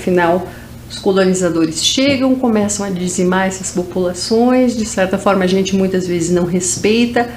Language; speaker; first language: Portuguese; native; Portuguese